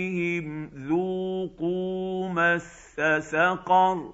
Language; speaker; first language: Arabic; native; Arabic